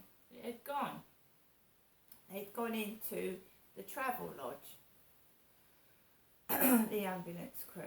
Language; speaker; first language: English; native; English